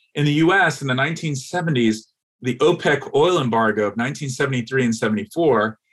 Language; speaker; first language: English; native; English